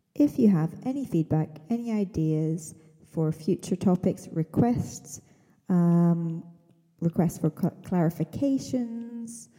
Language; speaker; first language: English; native; English